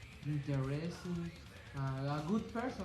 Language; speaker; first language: English; non-native, learner; Spanish